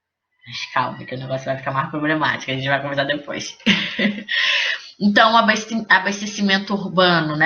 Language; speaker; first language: Portuguese; native; Portuguese